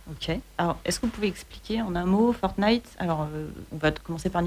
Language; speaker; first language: French; native; French